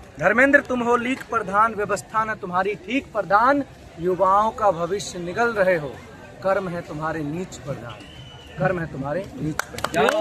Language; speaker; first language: Hindi; native; Hindi